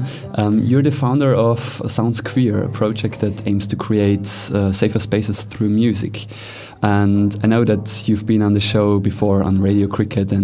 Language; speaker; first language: English; non-native, fluent; German